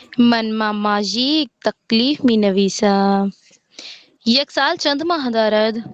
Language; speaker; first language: Persian; non-native, learner; Urdu